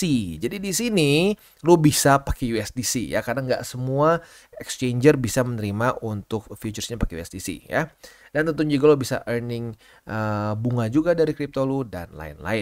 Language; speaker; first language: Indonesian; native; Indonesian